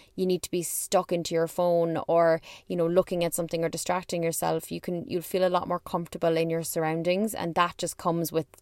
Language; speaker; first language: English; native; English